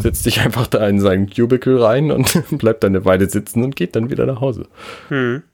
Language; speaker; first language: German; native; German